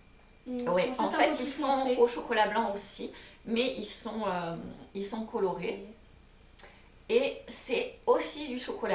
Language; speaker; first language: French; native; French